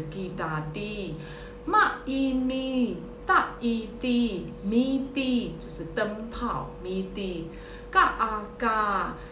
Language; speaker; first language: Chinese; early bilingual, heritage; Chinese